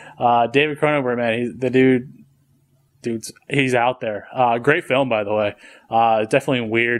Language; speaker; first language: English; native; English